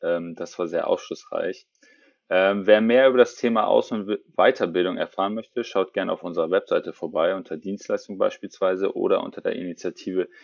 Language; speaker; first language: German; native; German